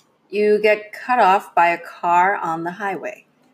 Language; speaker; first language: English; non-native, fluent; Chinese